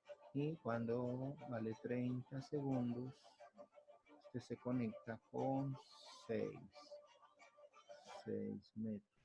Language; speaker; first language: Spanish; native; Spanish